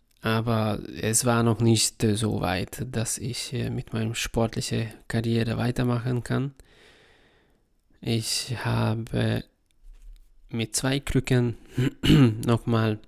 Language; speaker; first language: German; non-native, fluent; Hungarian